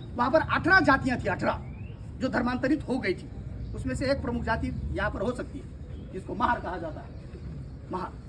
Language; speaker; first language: Hindi; non-native, local second language; Marathi